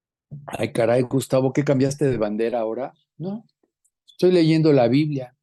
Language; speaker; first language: Spanish; native; Spanish